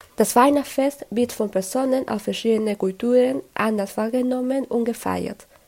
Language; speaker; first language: German; non-native, fluent; Spanish